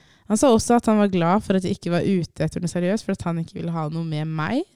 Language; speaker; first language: Norwegian; native; Norwegian